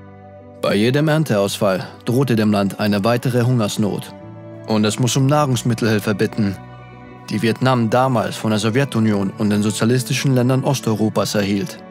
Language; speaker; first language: German; native; German